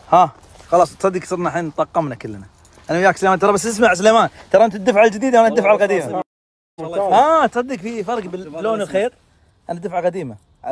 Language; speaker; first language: Arabic; native; Arabic